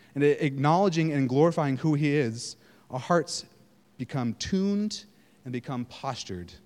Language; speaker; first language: English; native; English